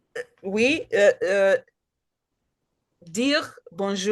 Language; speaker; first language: French; non-native, learner; Portuguese